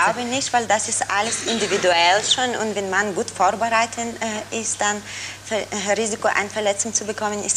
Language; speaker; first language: German; non-native, fluent; Bulgarian